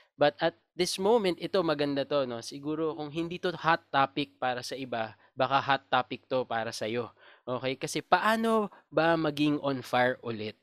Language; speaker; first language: Filipino; native; Filipino